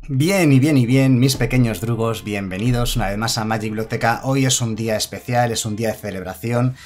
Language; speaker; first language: Spanish; native; Spanish